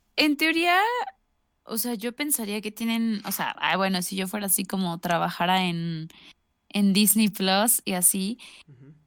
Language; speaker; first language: Spanish; native; Spanish